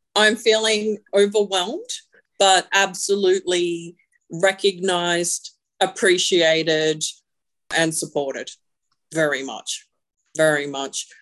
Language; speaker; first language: English; native; English